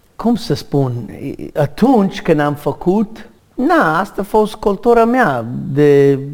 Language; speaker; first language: Romanian; non-native, fluent; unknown